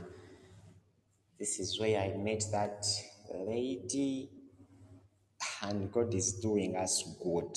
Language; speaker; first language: English; non-native, local second language; Ganda